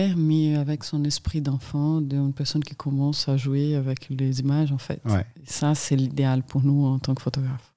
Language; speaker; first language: French; non-native, fluent; Portuguese